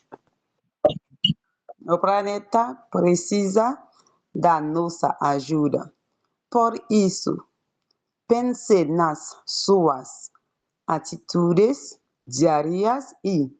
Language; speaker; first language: Portuguese; non-native, learner; Haitian Creole